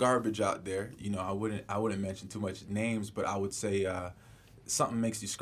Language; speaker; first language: English; native; English